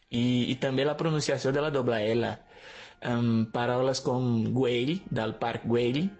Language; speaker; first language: Catalan; non-native, fluent; Portuguese